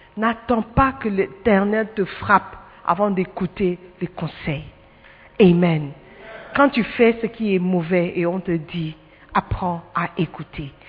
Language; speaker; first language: French; non-native, fluent; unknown